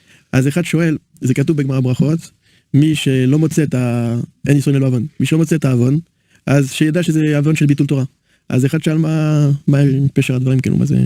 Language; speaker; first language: Hebrew; non-native, learner; French